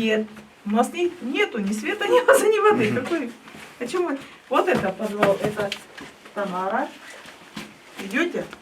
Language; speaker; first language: Russian; native; Russian